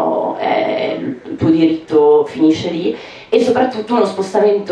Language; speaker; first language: Italian; native; Italian